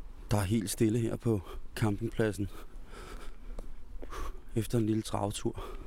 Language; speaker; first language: Danish; native; Danish